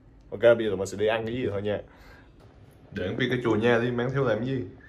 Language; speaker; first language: Vietnamese; native; Vietnamese